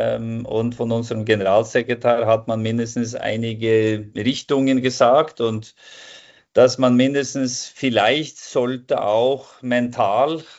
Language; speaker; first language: German; non-native, fluent; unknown